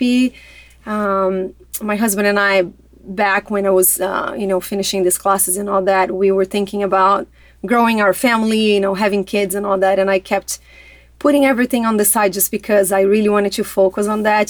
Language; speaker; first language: English; non-native, fluent; Portuguese